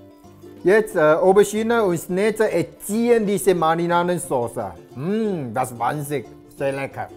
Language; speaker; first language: German; non-native, learner; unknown